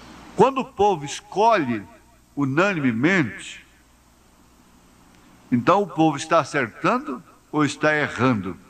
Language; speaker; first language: Portuguese; native; Portuguese